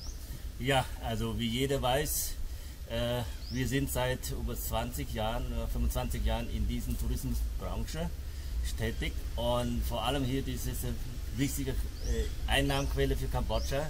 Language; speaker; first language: German; non-native, fluent; Khmer